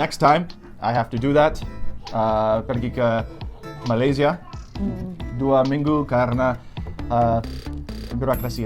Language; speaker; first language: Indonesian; non-native, learner; English